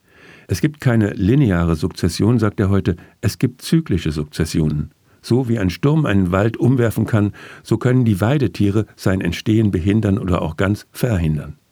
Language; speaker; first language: German; native; German